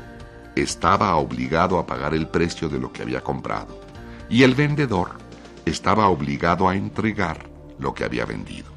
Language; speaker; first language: Spanish; native; Spanish